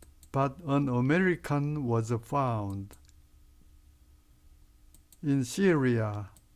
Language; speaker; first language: English; non-native, fluent; Korean